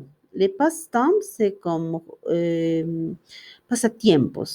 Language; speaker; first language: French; non-native, fluent; Spanish